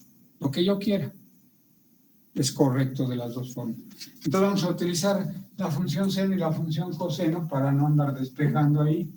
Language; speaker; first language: Spanish; native; Spanish